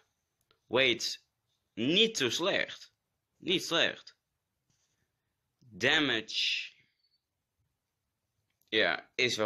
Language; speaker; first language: Dutch; native; Dutch